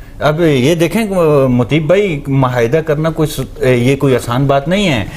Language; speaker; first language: Urdu; non-native, local second language; Northern Hindko